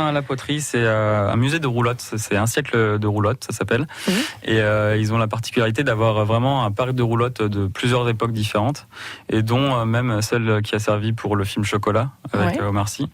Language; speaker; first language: French; native; French